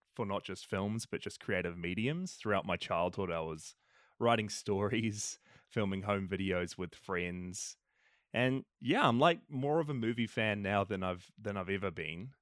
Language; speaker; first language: English; native; English